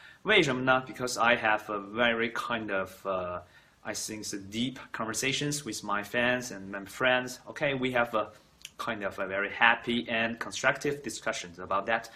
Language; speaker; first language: English; non-native, fluent; Chinese